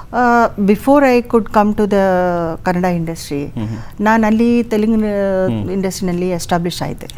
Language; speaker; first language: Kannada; non-native, learner; Telugu